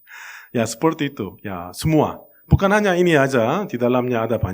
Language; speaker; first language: Indonesian; non-native, fluent; Korean